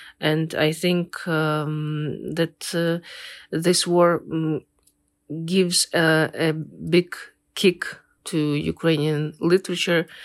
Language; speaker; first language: English; non-native, fluent; Ukrainian